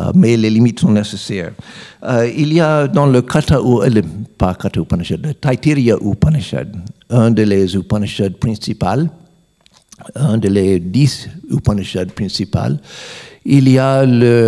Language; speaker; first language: French; non-native, learner; English